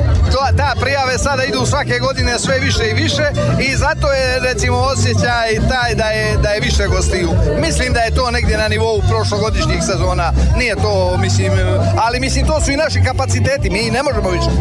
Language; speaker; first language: Serbian; native; Serbian